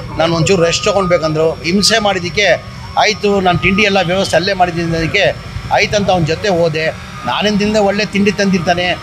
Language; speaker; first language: Kannada; non-native, local second language; Urdu